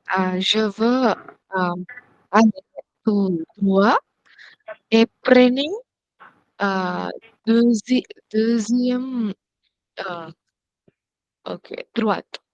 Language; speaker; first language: French; non-native, learner; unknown